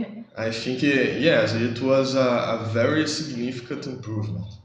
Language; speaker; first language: English; non-native, learner; Portuguese